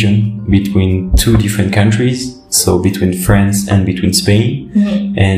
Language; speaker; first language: English; non-native, fluent; French